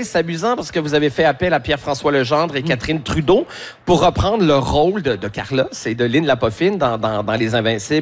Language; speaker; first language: French; native; French